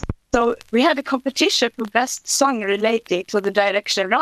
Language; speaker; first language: English; non-native, fluent; Swedish